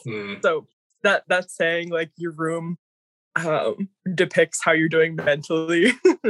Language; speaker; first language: English; native; English